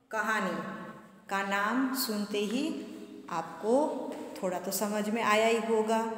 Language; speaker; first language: Hindi; non-native, local second language; Gujarati